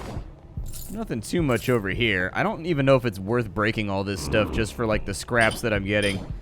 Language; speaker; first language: English; native; English